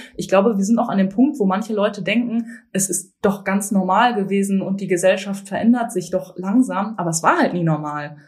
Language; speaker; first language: German; native; German